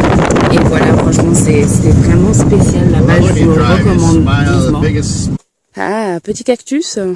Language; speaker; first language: French; native; French